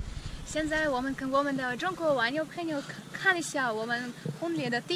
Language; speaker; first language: Chinese; non-native, learner; Russian